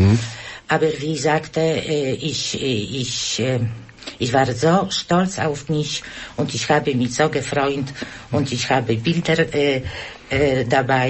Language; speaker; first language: German; non-native, learner; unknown